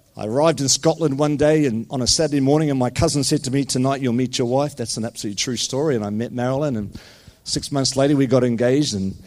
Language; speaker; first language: English; native; English